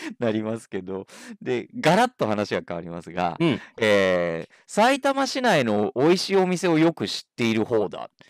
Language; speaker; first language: Japanese; native; Japanese